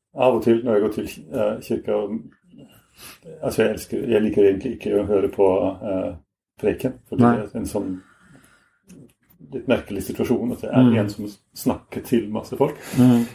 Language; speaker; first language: Norwegian; non-native, fluent; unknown